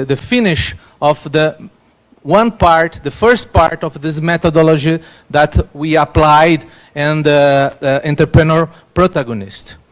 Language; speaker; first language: English; non-native, learner; Portuguese